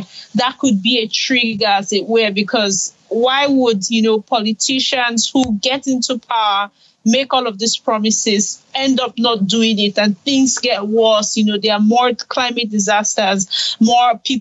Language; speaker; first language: English; non-native, local second language; Igbo